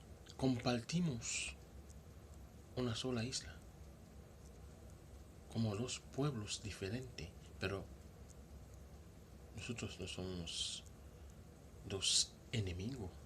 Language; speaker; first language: Spanish; non-native, local second language; Haitian Creole